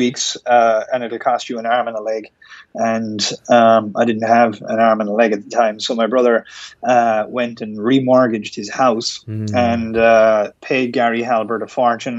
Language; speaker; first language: English; native; English